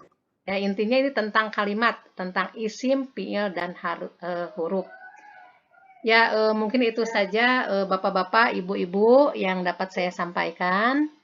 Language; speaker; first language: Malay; non-native, local second language; Sundanese